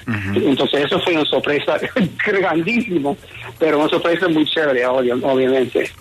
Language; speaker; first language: Spanish; non-native, fluent; English